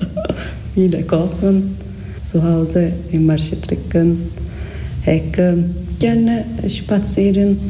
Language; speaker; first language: German; non-native, learner; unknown